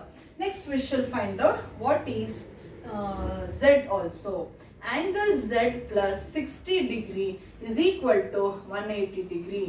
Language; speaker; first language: English; non-native, local second language; Kannada